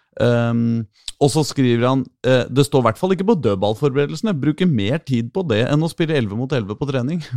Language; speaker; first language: Norwegian; native; Norwegian